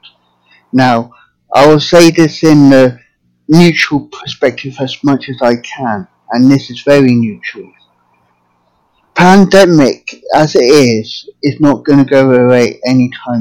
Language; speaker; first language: English; native; English